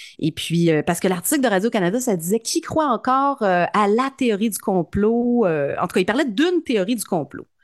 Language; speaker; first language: French; native; French